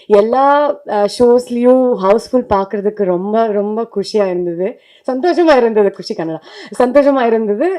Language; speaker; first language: Tamil; non-native, local second language; Kannada